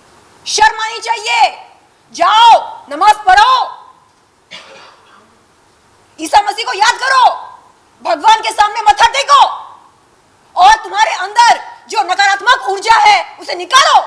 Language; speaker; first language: Hindi; native; Hindi